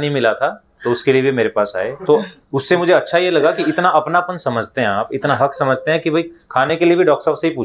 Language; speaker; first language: Hindi; native; Hindi